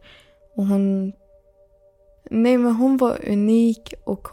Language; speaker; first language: Swedish; early bilingual, other home language; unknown